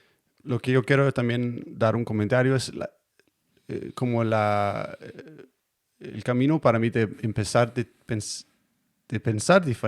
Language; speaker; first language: Spanish; non-native, learner; Danish